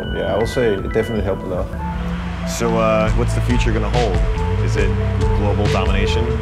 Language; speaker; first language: English; non-native, fluent; Danish